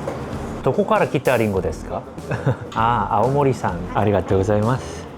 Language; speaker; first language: Japanese; non-native, fluent; English